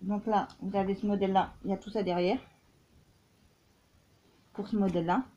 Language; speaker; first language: French; native; French